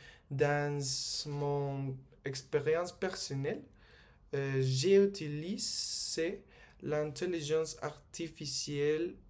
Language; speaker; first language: French; non-native, learner; Spanish